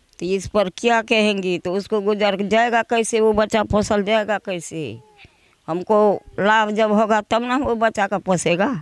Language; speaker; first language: Hindi; non-native, local second language; Maithili